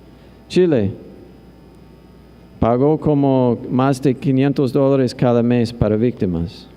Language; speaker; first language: Spanish; non-native, fluent; English